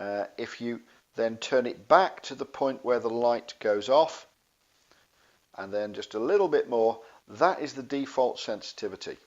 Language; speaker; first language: English; native; English